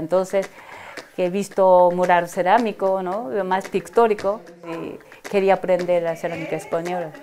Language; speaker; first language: Spanish; non-native, learner; Japanese